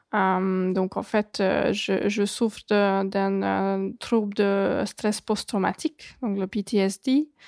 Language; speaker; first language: French; non-native, fluent; Hungarian